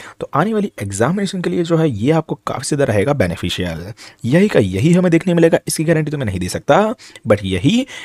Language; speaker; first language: Hindi; non-native, local second language; Gujarati